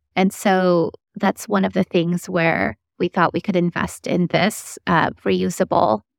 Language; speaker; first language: English; early bilingual, other home language; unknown